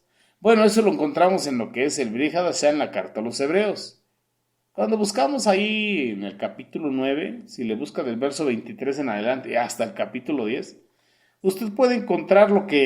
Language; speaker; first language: Spanish; native; Spanish